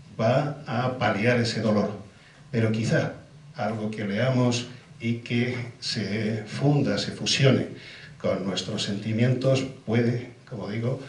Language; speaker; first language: Spanish; native; Spanish